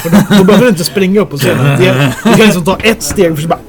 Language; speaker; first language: Swedish; native; Swedish